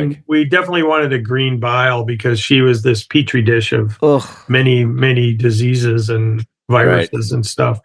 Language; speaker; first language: English; native; English